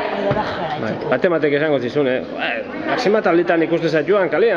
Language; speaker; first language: Basque; native; Basque